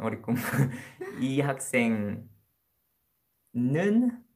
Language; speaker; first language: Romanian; non-native, fluent; Korean